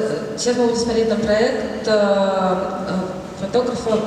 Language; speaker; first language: Russian; native; Russian